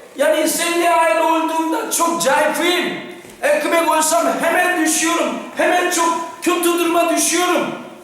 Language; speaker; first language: Turkish; non-native, fluent; Korean